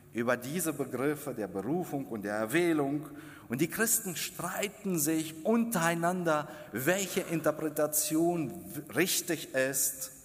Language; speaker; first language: German; non-native, fluent; Russian